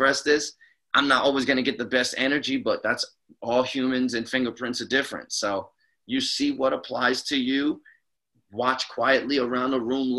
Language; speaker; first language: English; native; English